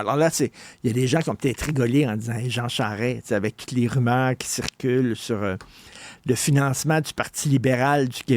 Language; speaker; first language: French; native; French